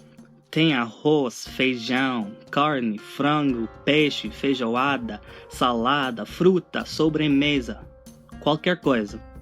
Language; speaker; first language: Portuguese; non-native, fluent; English